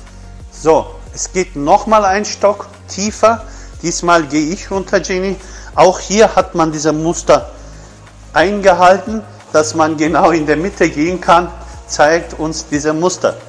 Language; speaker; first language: German; non-native, fluent; Turkish